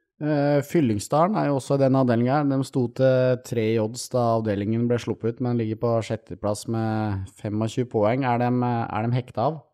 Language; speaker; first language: Norwegian; native; Norwegian